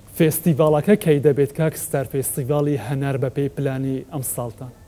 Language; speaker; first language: Central Kurdish; non-native, local second language; Kurdish